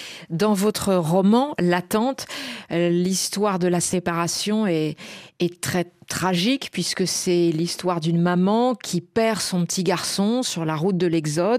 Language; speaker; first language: French; native; French